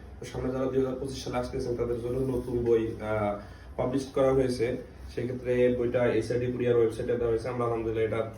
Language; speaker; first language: Bangla; native; Bangla